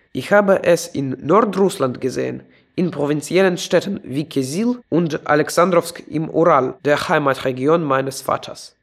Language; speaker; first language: German; non-native, fluent; Russian